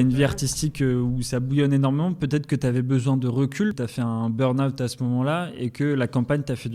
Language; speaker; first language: French; native; French